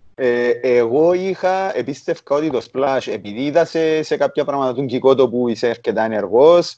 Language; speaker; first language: Greek; native; Greek